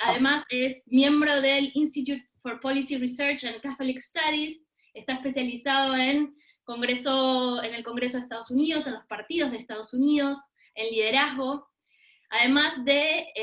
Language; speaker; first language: Spanish; native; Spanish